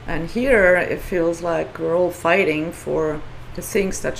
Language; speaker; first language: English; non-native, fluent; Swiss German